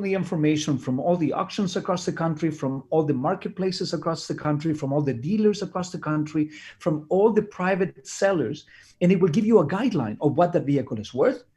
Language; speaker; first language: English; non-native, fluent; Spanish